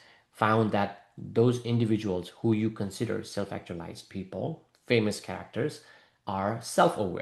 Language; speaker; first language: English; non-native, fluent; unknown